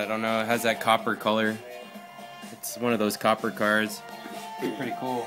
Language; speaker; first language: English; native; English